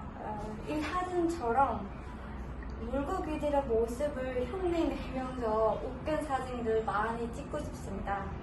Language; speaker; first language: Korean; non-native, learner; Burmese